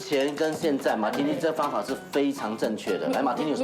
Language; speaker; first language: Chinese; native; Chinese